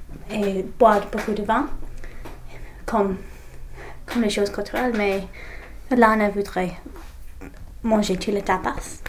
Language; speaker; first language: French; non-native, learner; English